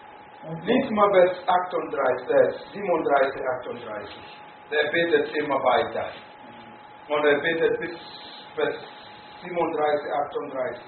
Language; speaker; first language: German; non-native, fluent; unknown